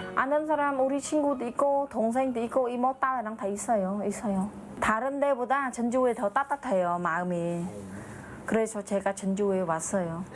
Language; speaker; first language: Korean; non-native, learner; Khmer